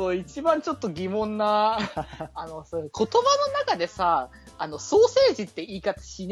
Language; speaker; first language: Japanese; native; Japanese